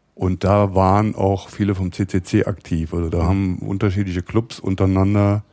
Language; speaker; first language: German; native; German